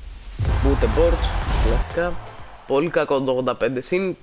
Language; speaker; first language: Greek; native; Greek